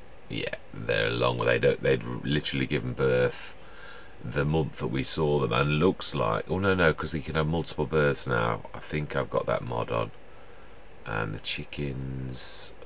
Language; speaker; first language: English; native; English